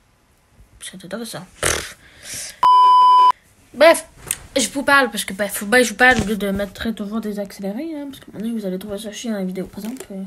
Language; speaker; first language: French; native; French